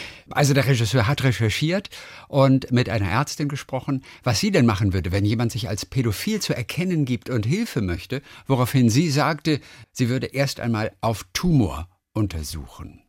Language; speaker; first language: German; native; German